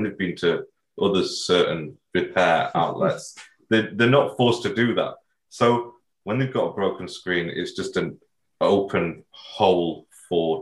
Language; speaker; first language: English; native; English